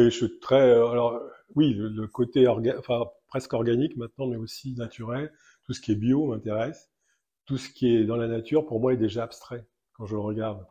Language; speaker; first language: French; native; French